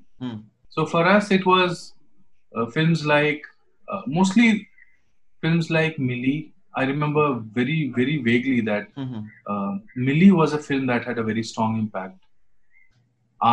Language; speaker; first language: English; non-native, local second language; Hindi